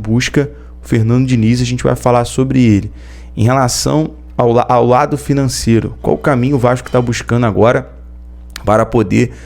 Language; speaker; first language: Portuguese; native; Portuguese